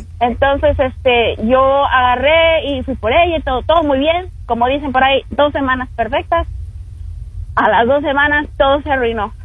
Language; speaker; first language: Spanish; native; Spanish